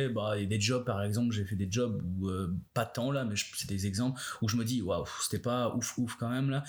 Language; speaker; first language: French; native; French